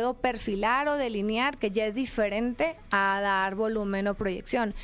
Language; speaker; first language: Spanish; native; Spanish